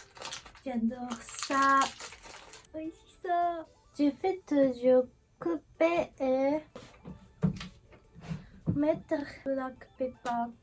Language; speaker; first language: French; non-native, learner; Japanese